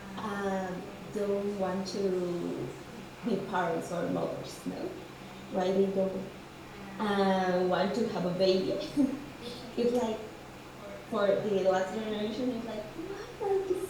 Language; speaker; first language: English; non-native, fluent; Spanish